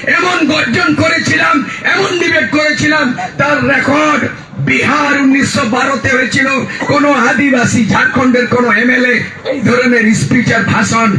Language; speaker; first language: Bangla; non-native, local second language; Santali